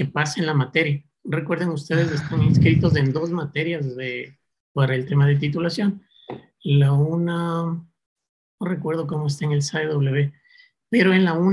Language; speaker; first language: Spanish; native; Spanish